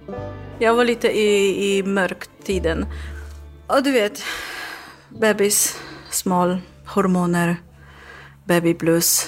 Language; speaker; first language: Swedish; non-native, learner; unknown